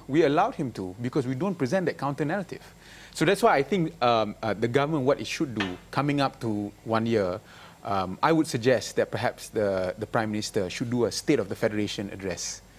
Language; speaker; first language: English; non-native, local second language; Malay